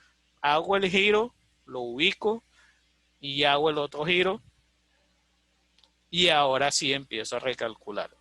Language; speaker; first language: Spanish; native; Spanish